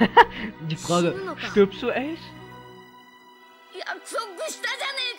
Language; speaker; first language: German; native; German